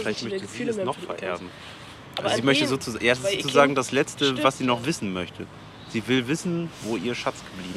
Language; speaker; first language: German; native; German